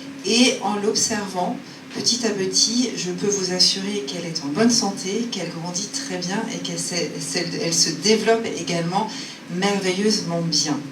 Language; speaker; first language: French; native; French